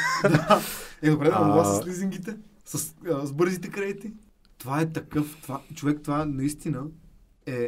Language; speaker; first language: Bulgarian; native; Bulgarian